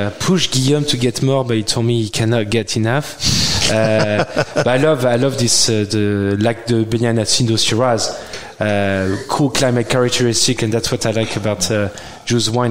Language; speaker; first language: English; non-native, fluent; French